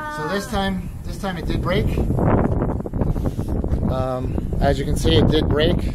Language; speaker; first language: English; native; English